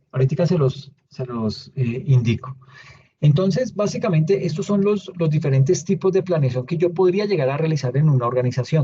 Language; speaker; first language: Spanish; native; Spanish